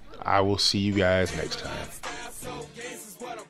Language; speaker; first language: English; native; English